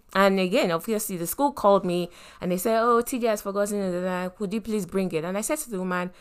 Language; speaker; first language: English; non-native, local second language; Yoruba